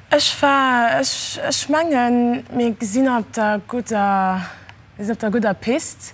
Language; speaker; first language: Luxembourgish; early bilingual, other home language; Kabuverdianu